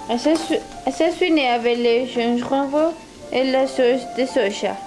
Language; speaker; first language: French; non-native, learner; Spanish